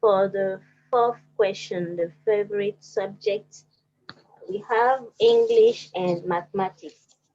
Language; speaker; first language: English; non-native, fluent; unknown